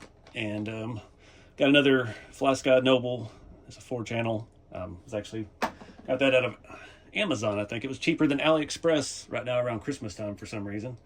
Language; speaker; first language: English; native; English